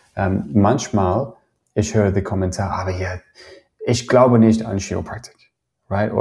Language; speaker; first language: German; non-native, fluent; English